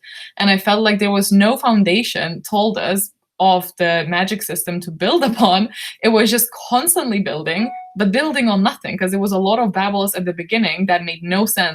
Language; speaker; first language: English; non-native, fluent; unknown